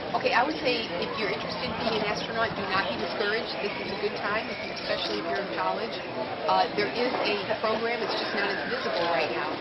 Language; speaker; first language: English; native; English